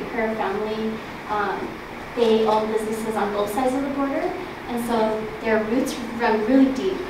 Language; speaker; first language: English; native; English